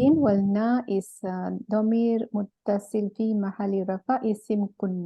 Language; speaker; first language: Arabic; non-native, learner; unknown